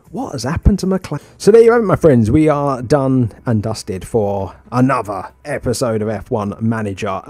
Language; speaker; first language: English; native; English